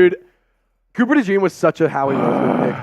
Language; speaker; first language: English; native; English